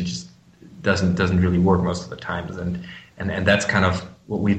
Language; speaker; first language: English; non-native, fluent; German